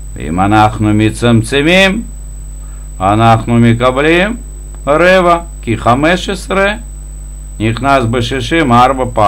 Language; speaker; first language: Hebrew; non-native, fluent; Russian